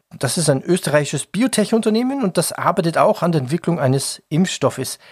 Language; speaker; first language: German; native; German